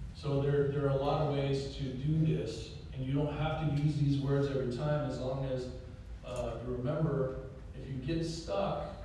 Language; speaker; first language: English; native; English